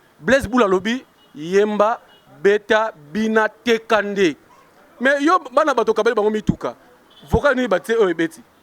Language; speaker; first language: Lingala; native; Lingala